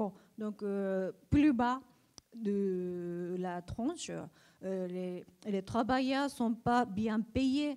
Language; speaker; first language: French; non-native, learner; Japanese